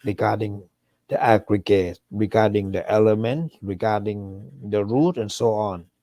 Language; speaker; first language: English; non-native, fluent; Thai